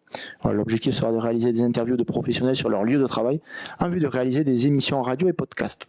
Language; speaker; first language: French; native; French